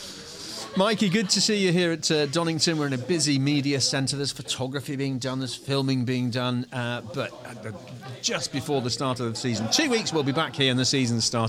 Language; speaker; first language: English; native; English